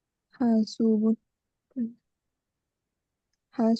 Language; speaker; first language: Arabic; non-native, learner; Urdu